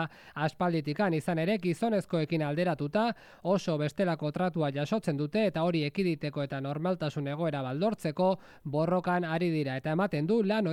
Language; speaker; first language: Basque; native; Basque